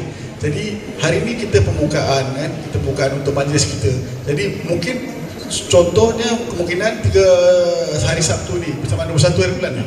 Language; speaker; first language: Malay; native; Malay